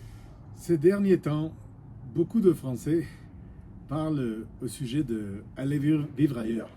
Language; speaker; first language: French; non-native, fluent; Spanish